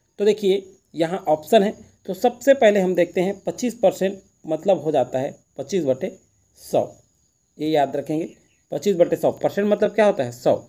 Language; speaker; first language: Hindi; native; Hindi